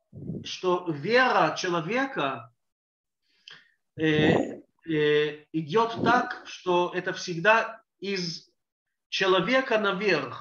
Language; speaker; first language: Russian; early bilingual, heritage; Russian